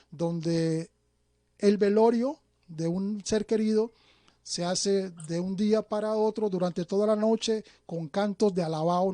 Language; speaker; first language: Spanish; native; Spanish